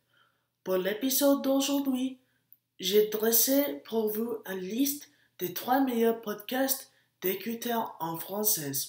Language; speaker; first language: French; non-native, learner; English